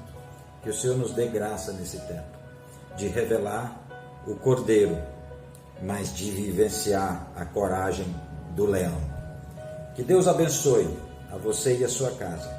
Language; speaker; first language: Portuguese; native; Portuguese